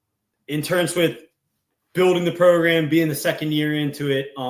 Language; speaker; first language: English; native; English